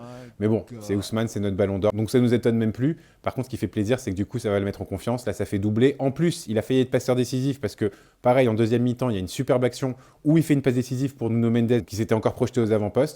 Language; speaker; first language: French; native; French